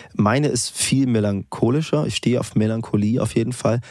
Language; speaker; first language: German; non-native, fluent; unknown